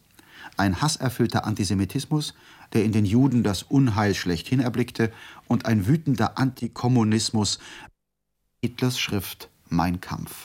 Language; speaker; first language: German; native; German